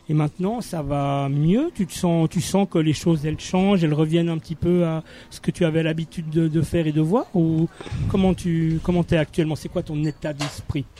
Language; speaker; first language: French; native; French